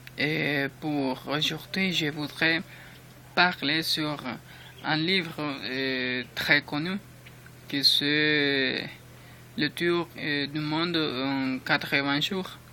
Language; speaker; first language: French; non-native, learner; Spanish